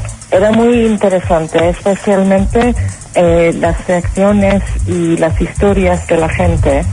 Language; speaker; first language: Spanish; non-native, learner; English